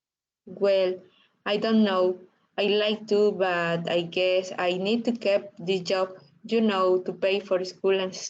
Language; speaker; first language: English; non-native, learner; Spanish